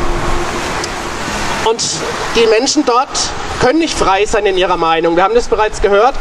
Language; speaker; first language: German; native; German